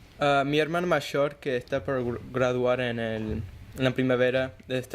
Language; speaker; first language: Spanish; early bilingual, heritage; Spanish